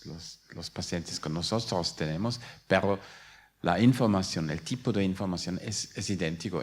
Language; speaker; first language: Spanish; non-native, fluent; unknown